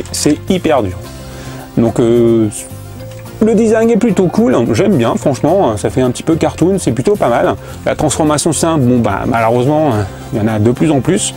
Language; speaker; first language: French; native; French